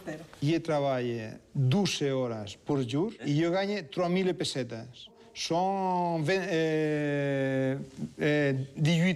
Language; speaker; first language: French; non-native, learner; Spanish